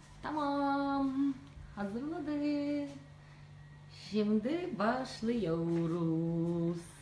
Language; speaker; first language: Turkish; non-native, learner; Russian